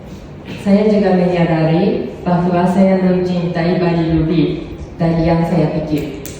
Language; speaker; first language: Indonesian; non-native, fluent; Japanese